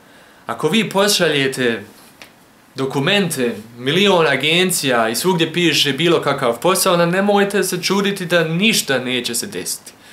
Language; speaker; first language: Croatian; early bilingual, heritage; Croatian